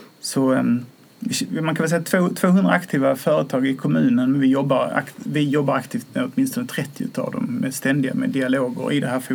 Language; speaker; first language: Swedish; native; Swedish